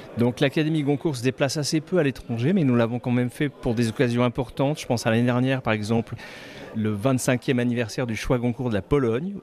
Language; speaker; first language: French; native; French